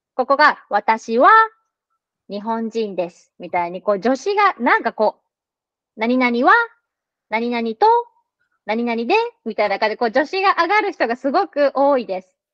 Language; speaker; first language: Japanese; native; Japanese